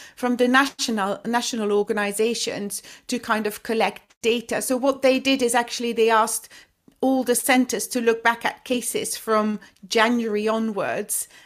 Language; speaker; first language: English; non-native, fluent; Dutch